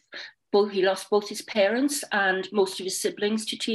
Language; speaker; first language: English; native; English